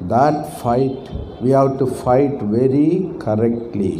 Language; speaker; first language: English; non-native, local second language; Telugu